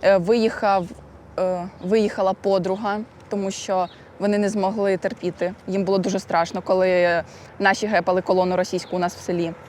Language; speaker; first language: Ukrainian; native; Ukrainian